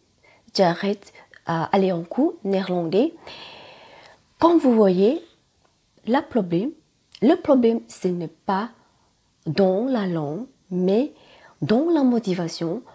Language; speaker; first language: French; non-native, learner; Thai